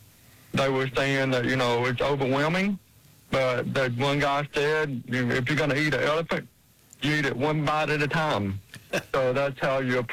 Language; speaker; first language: English; native; English